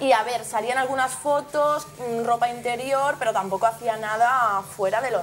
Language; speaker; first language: Spanish; native; Spanish